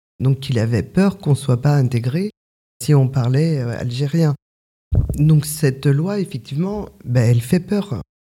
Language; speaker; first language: French; native; French